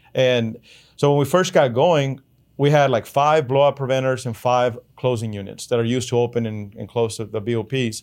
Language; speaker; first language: English; early bilingual, other home language; Spanish